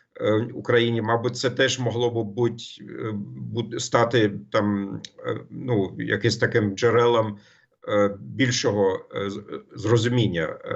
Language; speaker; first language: Ukrainian; non-native, fluent; German